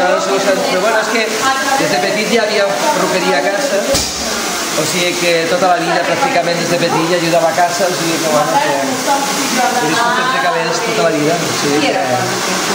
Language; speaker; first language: Catalan; non-native, local second language; Spanish